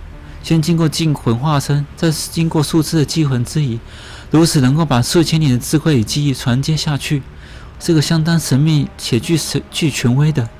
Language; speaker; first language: Chinese; native; Chinese